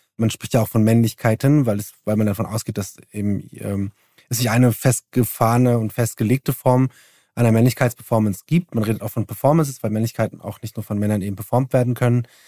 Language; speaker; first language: German; early bilingual, other home language; Turkish